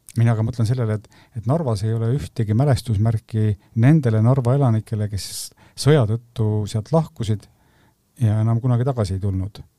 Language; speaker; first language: Estonian; native; Estonian